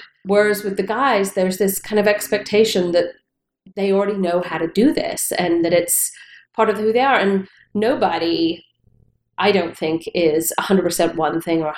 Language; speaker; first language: English; native; English